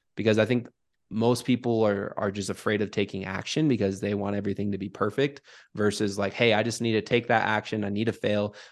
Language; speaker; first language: English; native; English